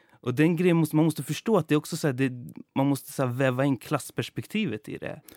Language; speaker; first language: Swedish; early bilingual, other home language; Persian